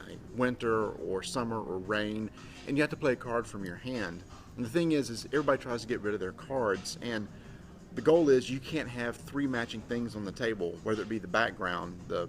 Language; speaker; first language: English; native; English